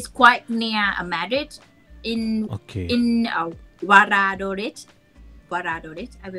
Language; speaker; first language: English; non-native, learner; Thai